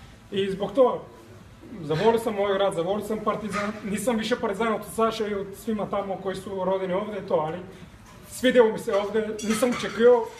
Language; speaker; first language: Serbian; non-native, fluent; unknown